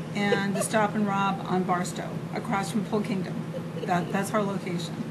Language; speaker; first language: English; native; English